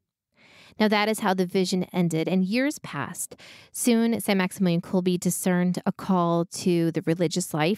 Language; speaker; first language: English; native; English